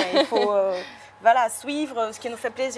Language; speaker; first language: French; non-native, fluent; Portuguese